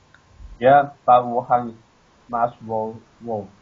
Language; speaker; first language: English; non-native, learner; Chinese